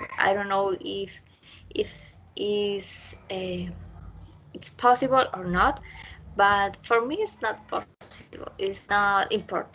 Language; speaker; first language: English; non-native, learner; Spanish